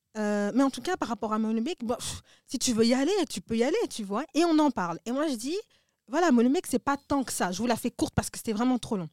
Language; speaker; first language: French; native; French